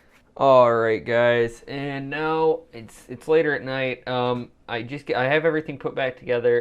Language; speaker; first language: English; native; English